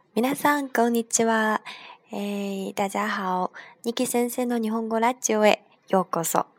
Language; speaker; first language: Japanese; non-native, fluent; Chinese